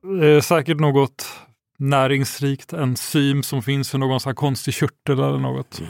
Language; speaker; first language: Swedish; native; Swedish